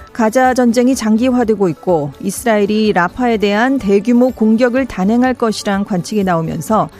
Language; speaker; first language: Korean; native; Korean